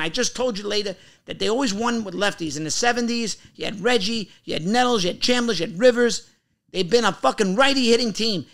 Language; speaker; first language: English; native; English